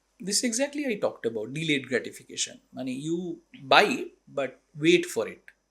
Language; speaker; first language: English; non-native, local second language; Bangla